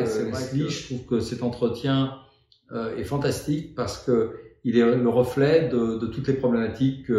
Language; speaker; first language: French; native; French